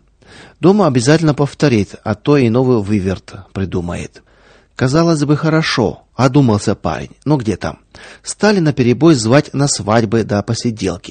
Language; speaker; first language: Russian; native; Russian